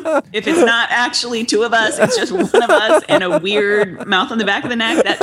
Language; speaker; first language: English; native; English